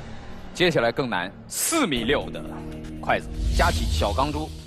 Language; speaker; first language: Chinese; native; Chinese